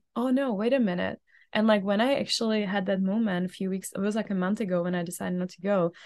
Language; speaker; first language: English; non-native, fluent; Czech